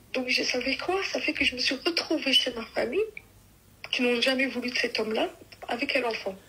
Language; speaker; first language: French; early bilingual, other home language; Arabic